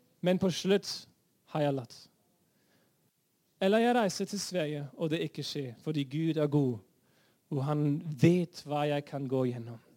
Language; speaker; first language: Norwegian; non-native, fluent; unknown